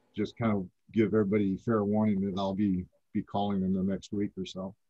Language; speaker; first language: English; native; English